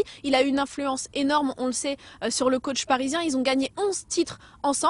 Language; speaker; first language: French; native; French